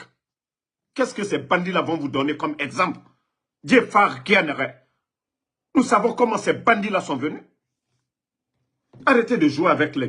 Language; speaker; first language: French; non-native, local second language; Mandingo